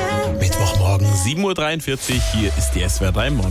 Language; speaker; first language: German; native; German